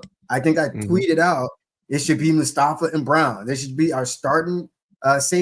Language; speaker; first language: English; native; English